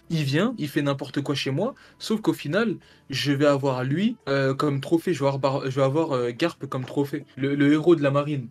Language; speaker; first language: French; native; French